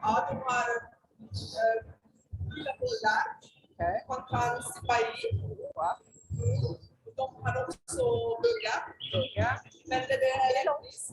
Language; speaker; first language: Swedish; non-native, learner; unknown